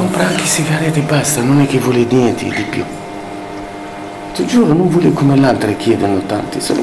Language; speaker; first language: Italian; non-native, learner; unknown